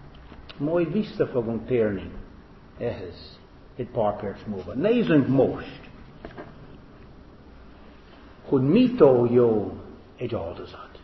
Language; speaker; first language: Hungarian; non-native, fluent; English